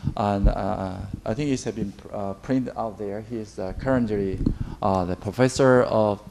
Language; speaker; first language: English; non-native, fluent; Chinese